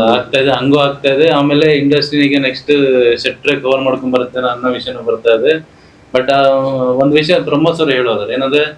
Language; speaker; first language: Kannada; native; Kannada